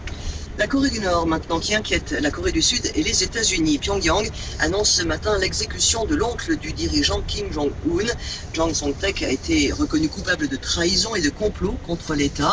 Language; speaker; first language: French; native; French